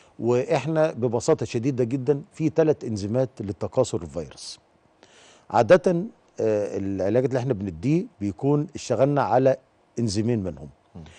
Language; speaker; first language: Arabic; native; Arabic